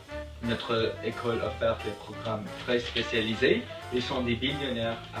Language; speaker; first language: French; non-native, learner; English